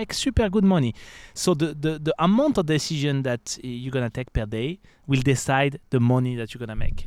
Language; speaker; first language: English; non-native, fluent; French